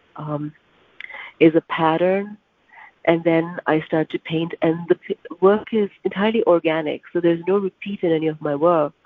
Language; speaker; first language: English; non-native, local second language; Urdu